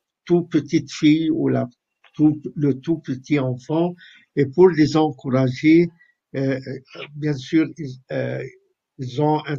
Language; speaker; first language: French; non-native, fluent; Arabic